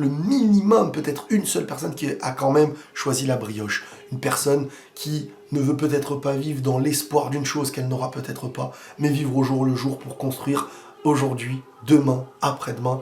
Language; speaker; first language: French; native; French